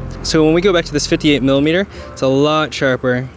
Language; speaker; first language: English; native; English